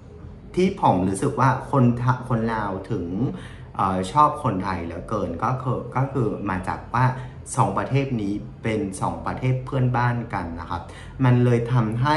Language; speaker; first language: Thai; non-native, fluent; Vietnamese